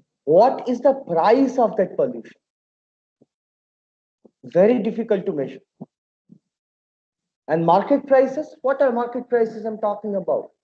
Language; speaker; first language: English; non-native, local second language; Bangla